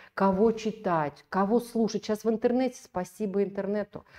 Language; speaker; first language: Russian; native; Russian